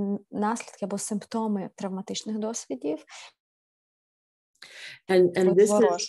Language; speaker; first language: Ukrainian; native; Ukrainian